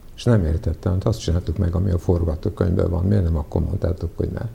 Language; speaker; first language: Hungarian; early bilingual, other home language; Serbian